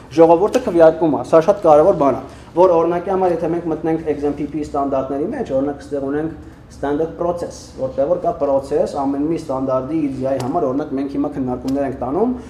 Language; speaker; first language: Armenian; early bilingual, heritage; Armenian